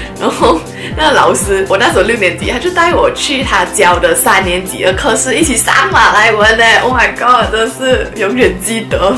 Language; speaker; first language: Chinese; native; Chinese